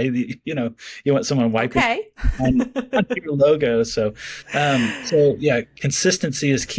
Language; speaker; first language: English; native; English